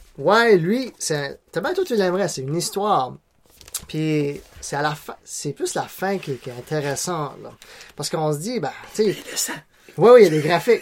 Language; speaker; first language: French; non-native, local second language; Cantonese